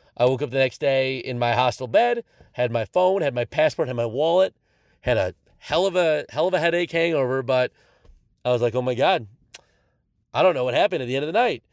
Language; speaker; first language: English; native; English